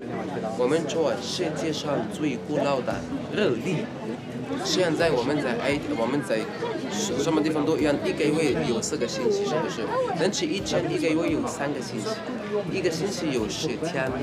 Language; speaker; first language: Chinese; non-native, learner; Arabic